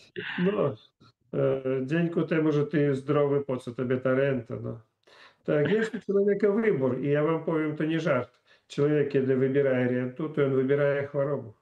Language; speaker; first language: Polish; non-native, fluent; Russian